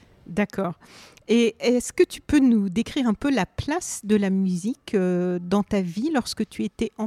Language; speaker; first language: French; native; French